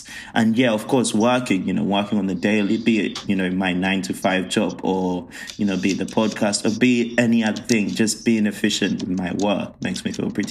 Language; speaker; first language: English; non-native, local second language; Ganda